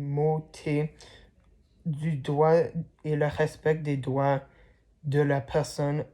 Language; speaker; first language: French; non-native, learner; English